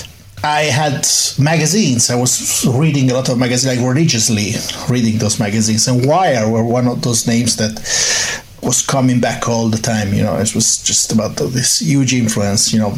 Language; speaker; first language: English; non-native, fluent; Italian